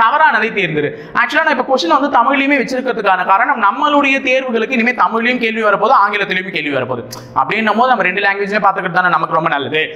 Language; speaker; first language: Tamil; native; Tamil